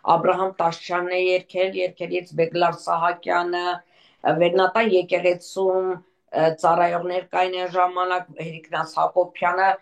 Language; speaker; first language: Armenian; native; Armenian